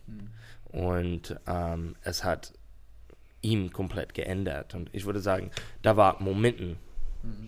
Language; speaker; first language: German; non-native, fluent; English